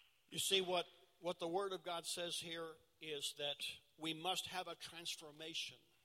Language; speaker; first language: English; native; English